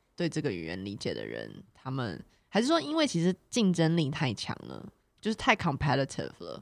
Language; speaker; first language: Chinese; native; Chinese